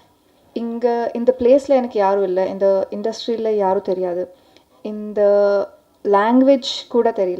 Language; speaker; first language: Tamil; non-native, learner; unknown